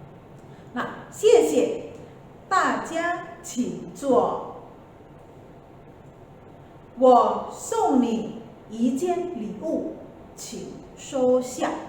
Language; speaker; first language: Chinese; non-native, fluent; Indonesian